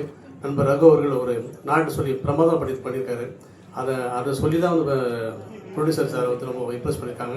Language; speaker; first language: Tamil; native; Tamil